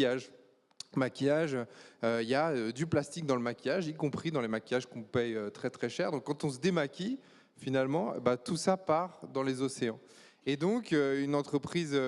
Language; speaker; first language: French; native; French